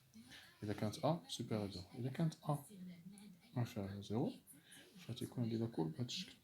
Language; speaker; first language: Arabic; native; Arabic